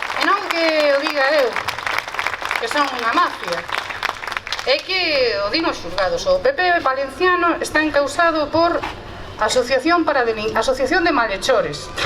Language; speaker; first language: Galician; non-native, local second language; Spanish